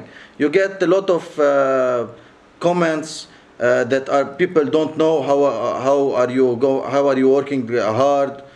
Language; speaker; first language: English; non-native, local second language; Arabic